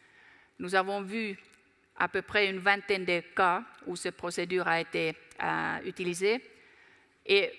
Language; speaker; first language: French; non-native, fluent; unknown